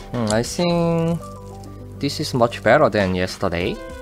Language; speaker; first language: English; non-native, learner; Korean